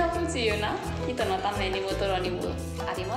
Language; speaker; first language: Japanese; non-native, fluent; Burmese